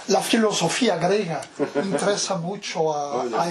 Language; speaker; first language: Spanish; non-native, fluent; Portuguese